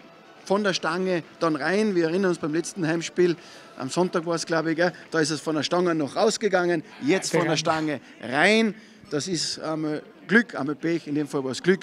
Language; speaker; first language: German; native; German